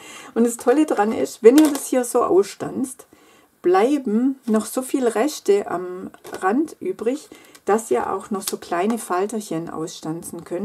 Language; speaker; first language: German; native; German